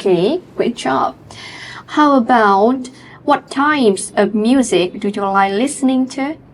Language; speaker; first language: English; non-native, fluent; Vietnamese